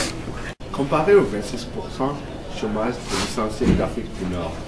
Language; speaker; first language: French; non-native, learner; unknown